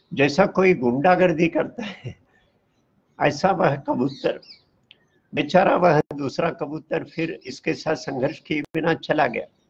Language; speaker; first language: Hindi; non-native, local second language; Tamil